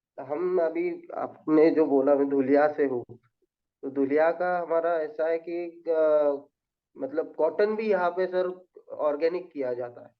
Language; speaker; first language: Hindi; non-native, local second language; Marathi